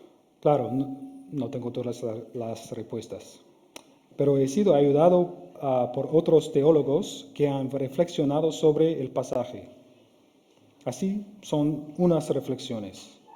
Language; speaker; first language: Spanish; non-native, fluent; English